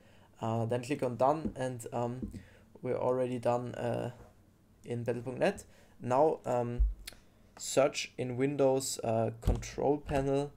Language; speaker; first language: English; non-native, fluent; German